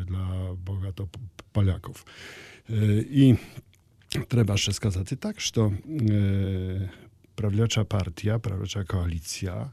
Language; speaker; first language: Ukrainian; non-native, learner; Polish